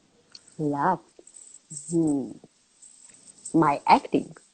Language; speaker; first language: English; non-native, learner; Azerbaijani